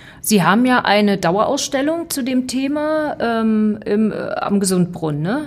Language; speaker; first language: German; native; German